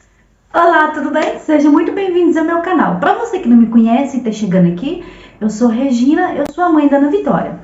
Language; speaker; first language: Portuguese; native; Portuguese